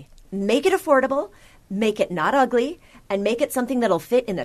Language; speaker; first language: English; native; English